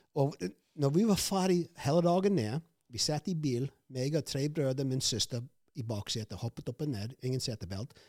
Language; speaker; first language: Norwegian; non-native, fluent; English